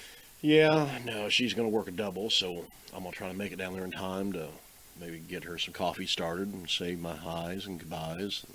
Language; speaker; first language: English; native; English